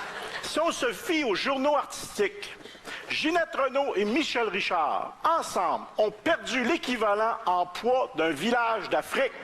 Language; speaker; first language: French; native; French